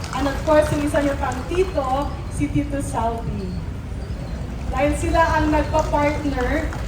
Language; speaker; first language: Filipino; native; Filipino